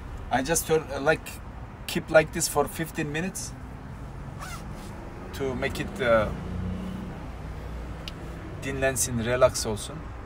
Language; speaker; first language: English; non-native, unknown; Turkish